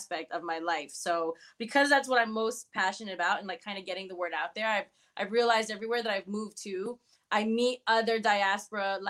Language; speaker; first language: English; early bilingual, other home language; Spanish